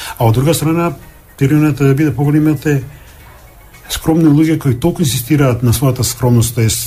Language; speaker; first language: Macedonian; native; Macedonian